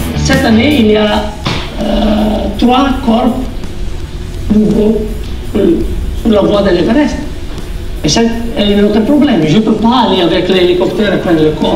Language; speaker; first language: French; non-native, learner; Italian